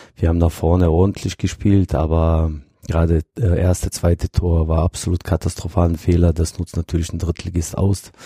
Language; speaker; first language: German; non-native, fluent; Bosnian